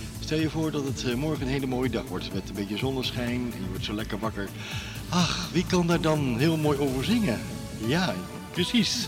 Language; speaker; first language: Dutch; native; Dutch